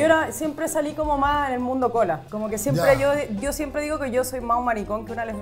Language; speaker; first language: Spanish; native; Spanish